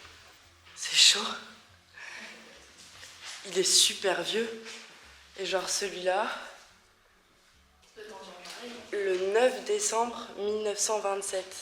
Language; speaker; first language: French; native; French